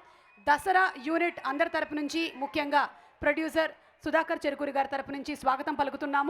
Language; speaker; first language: Telugu; native; Telugu